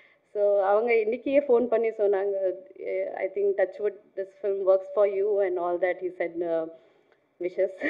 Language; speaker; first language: Tamil; non-native, fluent; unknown